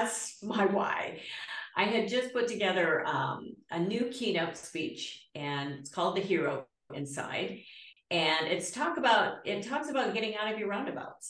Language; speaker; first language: English; native; English